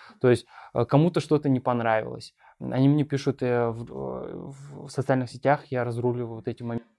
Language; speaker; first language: Russian; non-native, local second language; Bashkir